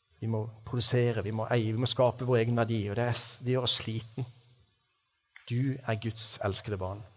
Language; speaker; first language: Norwegian; native; Norwegian